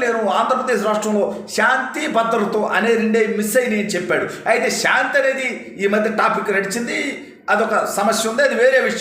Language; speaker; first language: Telugu; native; Telugu